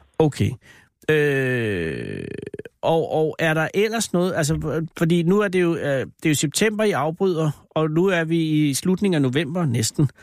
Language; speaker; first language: Danish; native; Danish